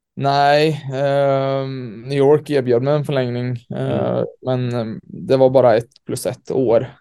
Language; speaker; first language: Swedish; native; Swedish